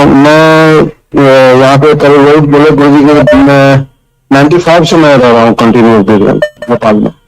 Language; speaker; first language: Hindi; native; Hindi